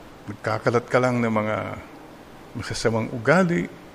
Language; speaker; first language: Filipino; non-native, local second language; Iloko